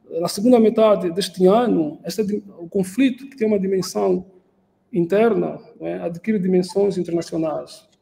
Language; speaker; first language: Portuguese; native; Portuguese